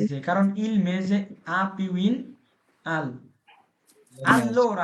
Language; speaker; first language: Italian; non-native, fluent; Bangla